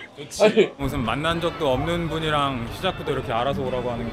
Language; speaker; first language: Korean; native; Korean